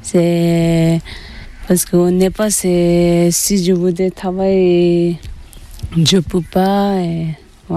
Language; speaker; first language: French; non-native, learner; Tibetan